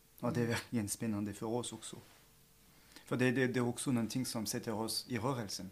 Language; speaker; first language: Swedish; non-native, fluent; French